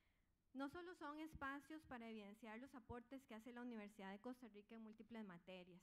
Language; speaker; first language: Spanish; native; Spanish